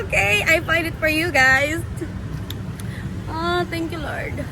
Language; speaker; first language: English; non-native, learner; Filipino